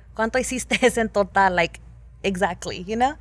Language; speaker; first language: English; early bilingual, other home language; Spanish